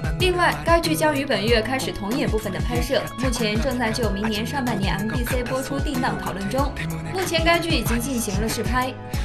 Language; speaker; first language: Chinese; native; Chinese